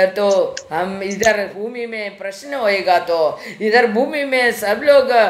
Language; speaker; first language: Hindi; non-native, local second language; Malayalam